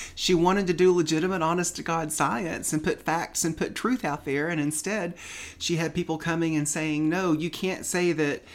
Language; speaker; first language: English; native; English